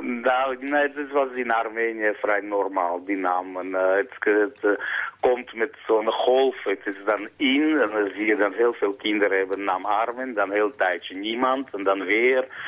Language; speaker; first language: Dutch; non-native, fluent; Armenian